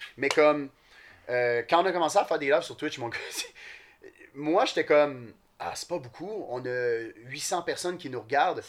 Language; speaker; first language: French; native; French